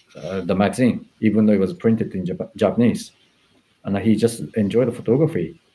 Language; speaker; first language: English; non-native, fluent; Japanese